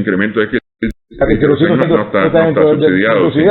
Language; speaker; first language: Spanish; native; Spanish